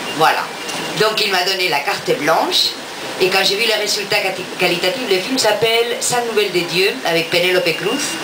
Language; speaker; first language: French; non-native, fluent; Spanish